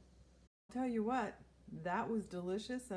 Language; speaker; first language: English; native; English